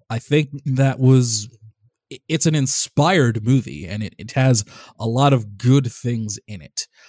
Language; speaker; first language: English; native; English